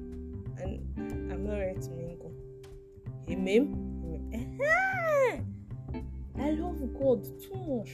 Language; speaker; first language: English; non-native, local second language; Igbo